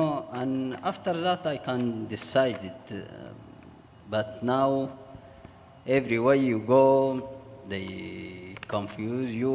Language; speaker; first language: English; non-native, learner; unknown